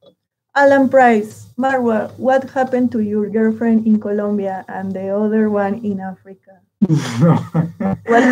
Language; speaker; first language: English; non-native, learner; Spanish